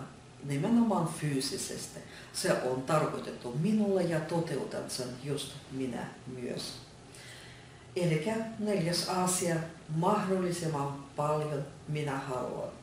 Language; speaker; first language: Finnish; non-native, fluent; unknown